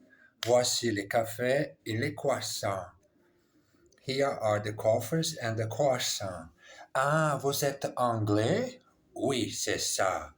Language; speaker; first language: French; non-native, learner; English